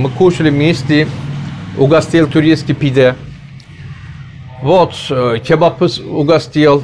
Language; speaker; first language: Russian; non-native, learner; Turkish